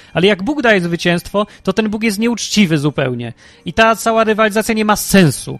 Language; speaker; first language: Polish; early bilingual, heritage; Polish